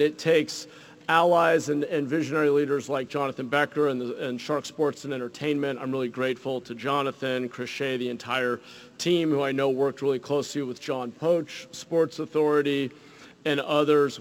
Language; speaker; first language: English; native; English